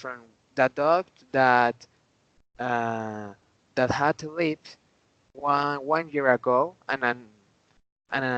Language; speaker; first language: English; non-native, learner; Spanish